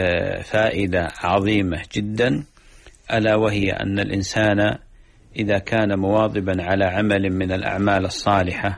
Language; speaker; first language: Arabic; native; Arabic